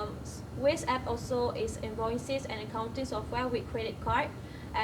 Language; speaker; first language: English; non-native, learner; Malay